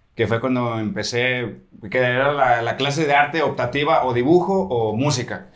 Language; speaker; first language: Spanish; native; Spanish